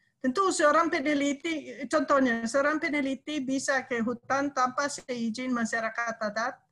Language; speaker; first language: Indonesian; non-native, fluent; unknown